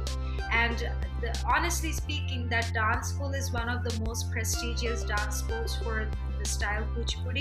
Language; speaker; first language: English; non-native, local second language; Telugu